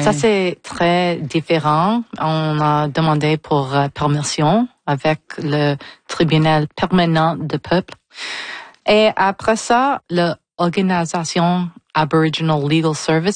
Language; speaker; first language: French; non-native, fluent; English